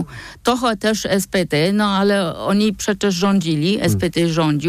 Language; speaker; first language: Polish; non-native, fluent; German